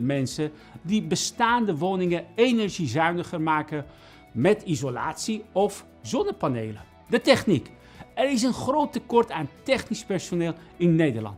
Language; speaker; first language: Dutch; non-native, fluent; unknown